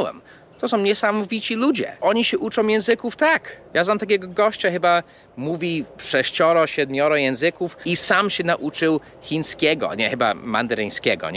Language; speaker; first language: Polish; early bilingual, heritage; English